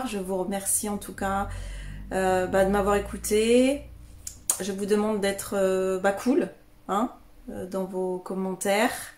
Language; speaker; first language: French; native; French